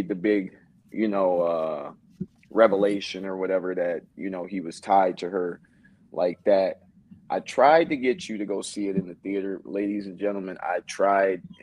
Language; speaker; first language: English; native; English